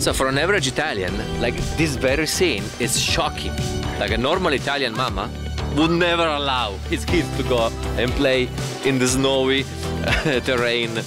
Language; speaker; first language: English; non-native, fluent; Italian